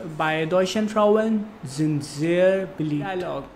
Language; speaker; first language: German; non-native, fluent; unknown